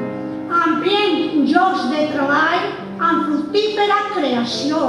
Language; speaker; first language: Catalan; non-native, local second language; Spanish